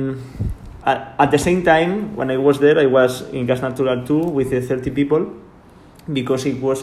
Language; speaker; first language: English; non-native, learner; Spanish